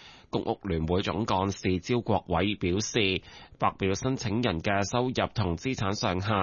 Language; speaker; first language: Cantonese; native; Cantonese